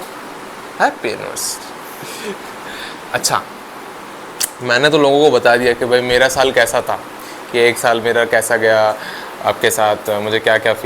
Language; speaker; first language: Hindi; native; Hindi